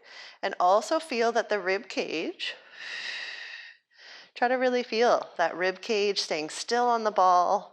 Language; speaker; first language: English; native; English